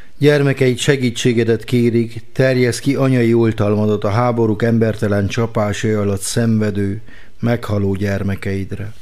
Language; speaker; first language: Hungarian; native; Hungarian